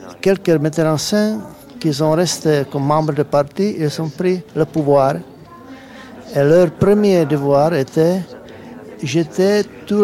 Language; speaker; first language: French; non-native, learner; Czech